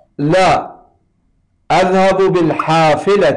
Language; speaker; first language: Arabic; non-native, fluent; Persian